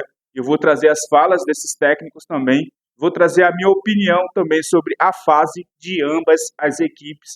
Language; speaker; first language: Portuguese; native; Portuguese